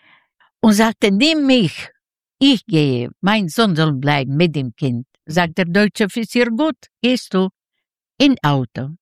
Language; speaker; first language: German; non-native, fluent; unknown